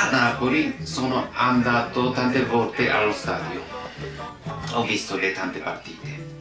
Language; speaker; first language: Italian; non-native, learner; Japanese